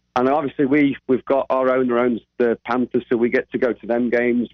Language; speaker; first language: English; native; English